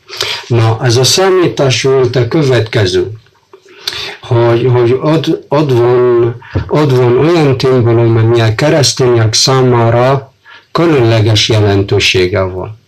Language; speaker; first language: Hungarian; non-native, fluent; Arabic